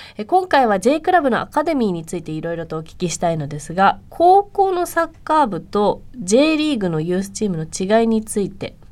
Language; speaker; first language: Japanese; native; Japanese